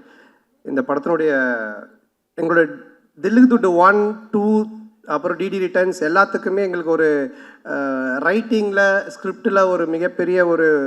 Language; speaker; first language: Tamil; native; Tamil